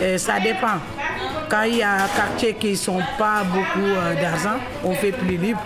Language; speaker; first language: French; non-native, local second language; Wolof